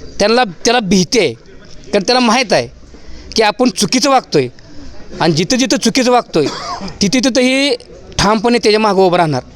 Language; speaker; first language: Marathi; native; Marathi